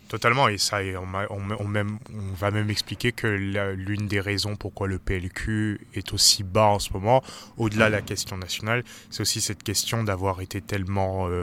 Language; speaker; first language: French; native; French